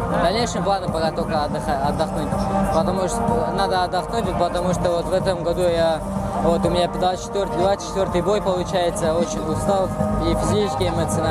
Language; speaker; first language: Russian; native; Russian